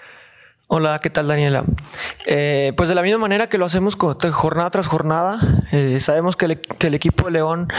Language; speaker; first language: Spanish; native; Spanish